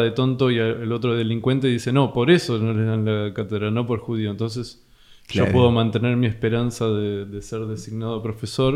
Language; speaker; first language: Spanish; native; Spanish